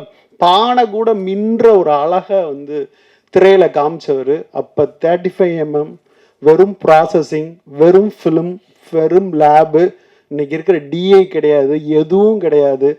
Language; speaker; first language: Tamil; native; Tamil